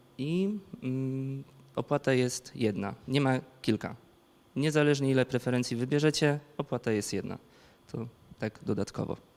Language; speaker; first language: Polish; native; Polish